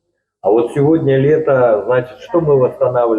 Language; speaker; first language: Russian; native; Russian